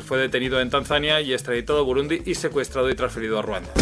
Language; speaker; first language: Spanish; native; Spanish